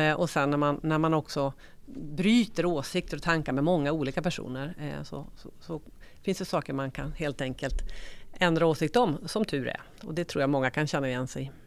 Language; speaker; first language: Swedish; native; Swedish